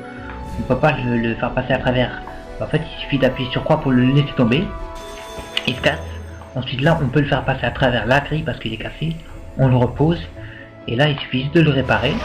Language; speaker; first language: French; native; French